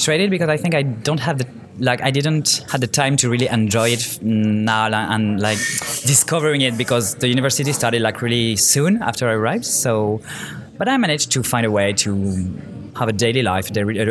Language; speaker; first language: English; non-native, fluent; French